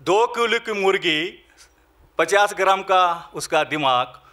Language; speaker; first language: Hindi; non-native, local second language; Marathi